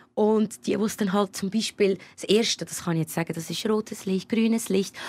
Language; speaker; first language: German; native; German